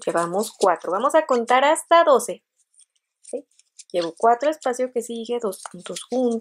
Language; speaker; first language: Spanish; native; Spanish